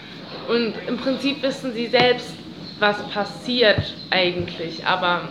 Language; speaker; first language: German; native; German